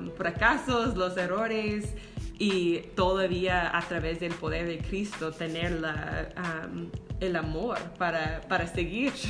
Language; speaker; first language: Spanish; non-native, fluent; English